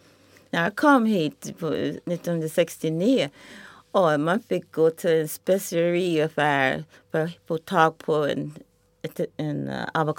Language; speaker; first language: Swedish; non-native, fluent; English